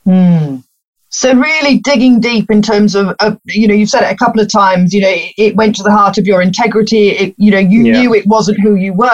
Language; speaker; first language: English; native; English